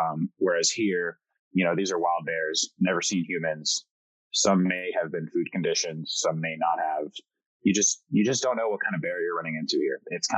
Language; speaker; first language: English; early bilingual, other home language; French